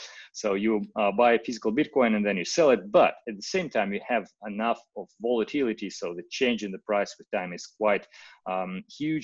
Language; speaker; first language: English; non-native, fluent; Russian